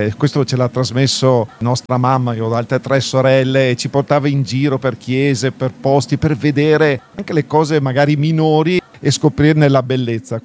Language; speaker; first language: Italian; native; Italian